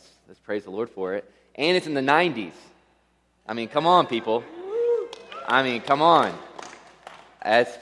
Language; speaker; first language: English; native; English